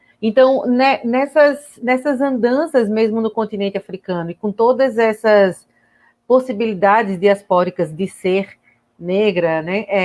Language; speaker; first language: Portuguese; native; Portuguese